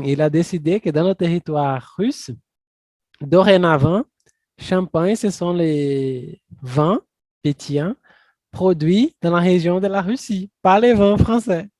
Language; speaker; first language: French; non-native, fluent; Portuguese